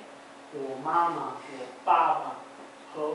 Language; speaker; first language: Chinese; non-native, learner; English